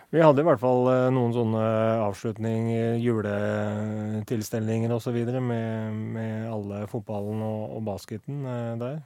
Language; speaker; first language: Norwegian; native; Norwegian